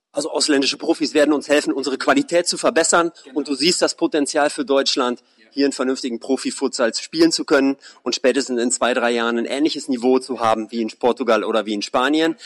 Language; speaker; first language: German; native; German